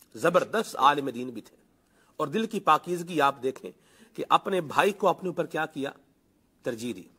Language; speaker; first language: Urdu; non-native, local second language; Punjabi